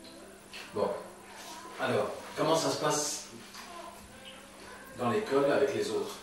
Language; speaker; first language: French; native; French